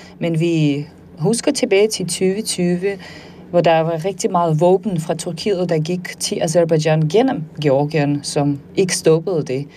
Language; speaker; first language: Danish; non-native, fluent; Armenian